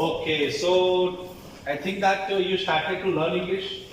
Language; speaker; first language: English; non-native, fluent; Gujarati